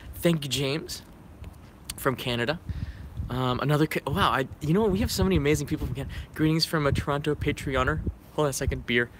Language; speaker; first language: English; native; English